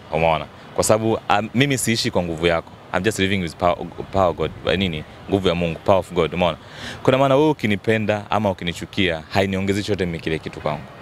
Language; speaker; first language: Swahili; native; Swahili